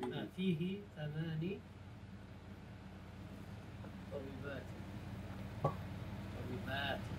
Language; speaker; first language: Arabic; non-native, learner; English